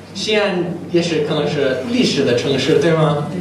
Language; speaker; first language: Chinese; non-native, learner; English